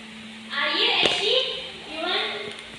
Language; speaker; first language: English; non-native, learner; Indonesian